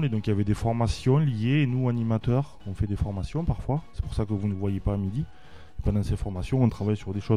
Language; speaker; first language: French; native; French